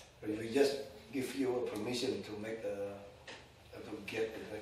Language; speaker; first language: English; non-native, learner; Indonesian